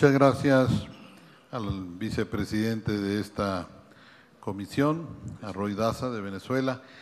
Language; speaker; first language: Spanish; native; Spanish